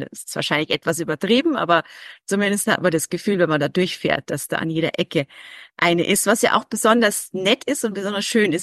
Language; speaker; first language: German; early bilingual, heritage; English